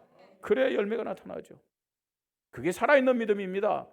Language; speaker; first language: Korean; native; Korean